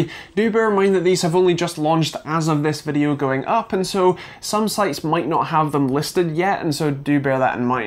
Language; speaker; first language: English; native; English